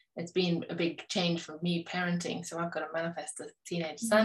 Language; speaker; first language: English; native; English